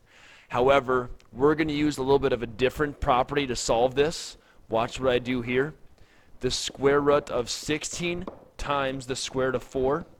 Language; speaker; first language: English; native; English